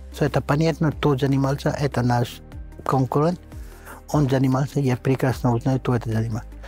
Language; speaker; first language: Russian; non-native, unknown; Hindi